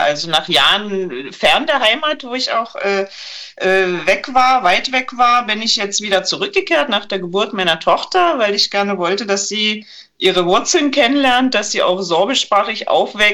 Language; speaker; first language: German; native; German